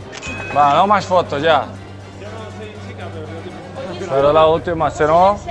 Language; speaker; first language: Spanish; non-native, fluent; Portuguese